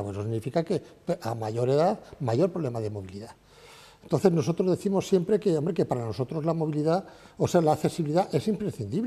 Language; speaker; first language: Spanish; native; Spanish